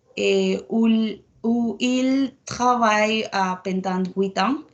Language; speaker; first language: French; non-native, learner; Spanish